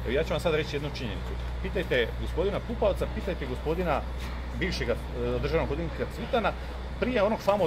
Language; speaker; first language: Croatian; native; Croatian